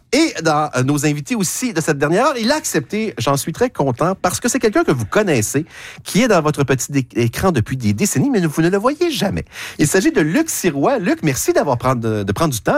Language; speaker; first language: French; native; French